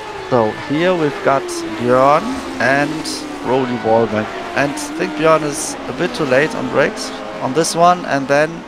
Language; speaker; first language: English; non-native, fluent; German